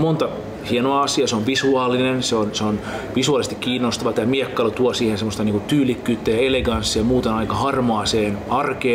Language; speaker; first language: Finnish; native; Finnish